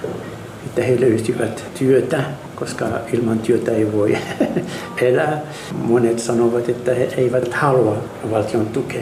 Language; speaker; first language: Finnish; non-native, fluent; Arabic